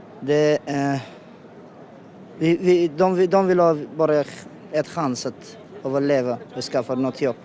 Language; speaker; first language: Swedish; non-native, learner; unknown